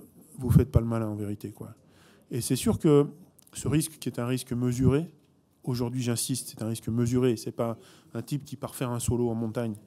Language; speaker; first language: French; native; French